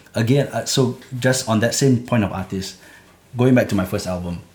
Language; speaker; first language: English; native; English